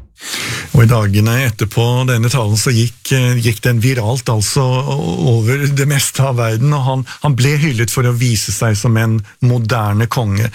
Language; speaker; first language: Norwegian; native; Norwegian